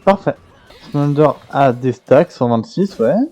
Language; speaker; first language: French; native; French